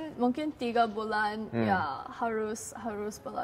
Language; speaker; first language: Indonesian; non-native, learner; Chinese